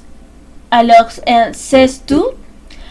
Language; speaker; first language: French; non-native, learner; Spanish